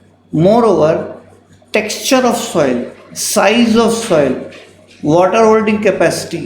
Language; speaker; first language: English; non-native, local second language; Hindi